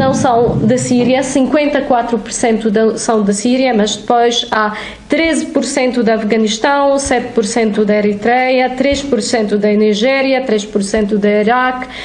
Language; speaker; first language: Portuguese; non-native, fluent; Arabic